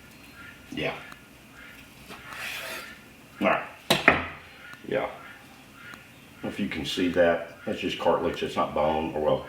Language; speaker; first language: English; native; English